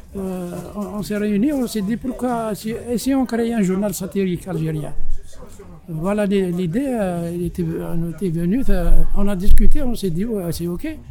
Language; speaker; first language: French; non-native, local second language; Arabic